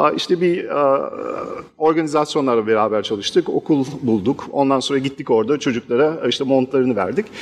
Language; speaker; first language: Turkish; non-native, fluent; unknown